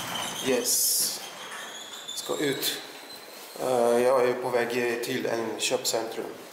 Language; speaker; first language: Swedish; early bilingual, other home language; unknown